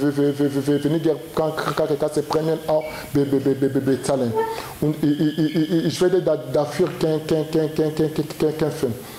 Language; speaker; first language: German; non-native, learner; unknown